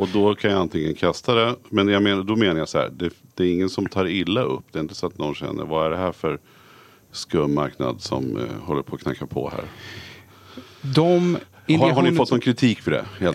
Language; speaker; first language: Swedish; native; Swedish